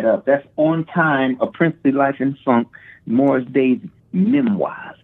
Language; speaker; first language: English; native; English